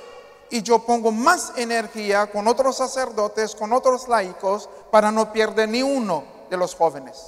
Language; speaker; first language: Spanish; non-native, fluent; Haitian Creole